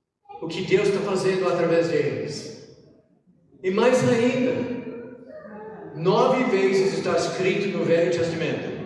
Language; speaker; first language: Portuguese; non-native, fluent; English